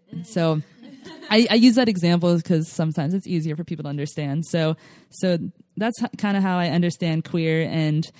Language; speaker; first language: English; native; English